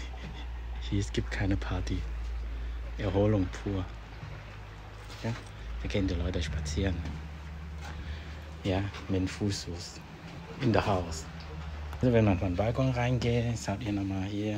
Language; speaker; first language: German; non-native, fluent; Vietnamese